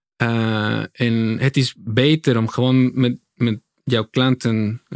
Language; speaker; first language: Dutch; non-native, fluent; Spanish